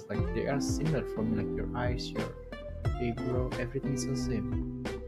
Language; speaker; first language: English; non-native, learner; Indonesian